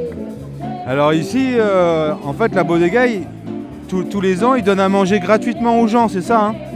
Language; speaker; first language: French; native; French